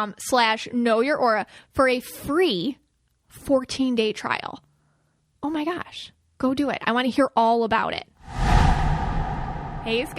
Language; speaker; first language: English; native; English